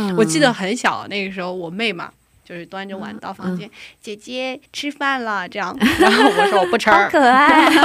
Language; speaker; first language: Chinese; native; Chinese